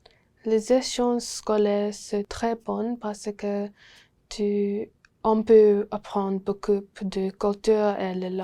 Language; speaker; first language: French; non-native, learner; English